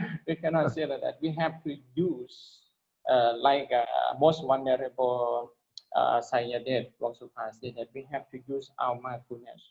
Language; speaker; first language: English; non-native, learner; Lao